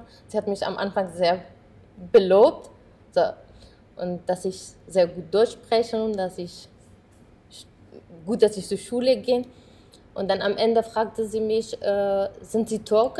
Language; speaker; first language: German; non-native, fluent; Arabic